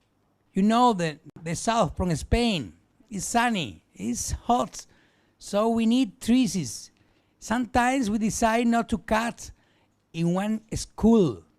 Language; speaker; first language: English; non-native, learner; Spanish